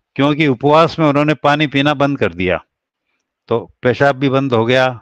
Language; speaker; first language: Hindi; native; Hindi